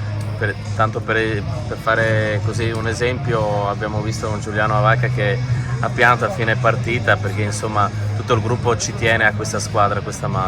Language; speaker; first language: Italian; native; Italian